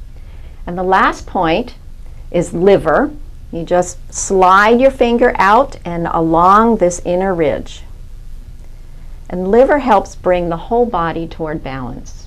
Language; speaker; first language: English; native; English